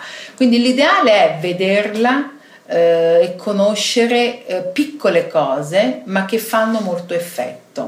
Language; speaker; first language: Italian; native; Italian